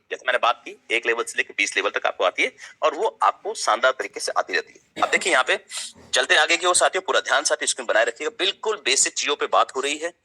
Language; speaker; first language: Hindi; native; Hindi